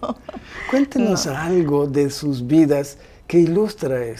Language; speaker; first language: Spanish; native; Spanish